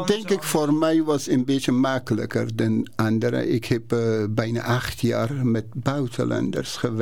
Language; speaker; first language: Dutch; non-native, learner; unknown